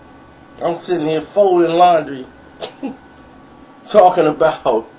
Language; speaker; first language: English; native; English